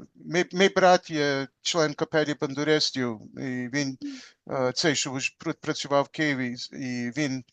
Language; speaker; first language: Ukrainian; early bilingual, heritage; Ukrainian